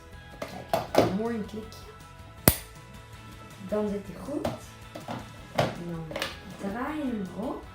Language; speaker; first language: Dutch; native; Dutch